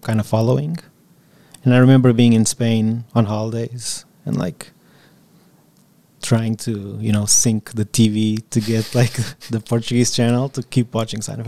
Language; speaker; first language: English; non-native, fluent; Portuguese